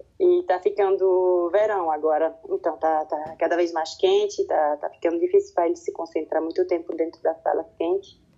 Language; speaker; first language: Portuguese; non-native, fluent; French